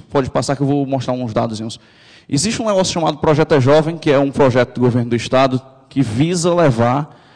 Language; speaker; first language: Portuguese; native; Portuguese